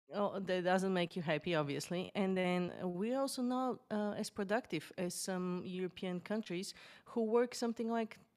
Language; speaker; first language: English; non-native, fluent; Bulgarian